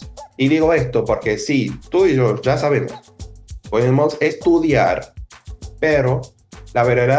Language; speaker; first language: Spanish; non-native, fluent; English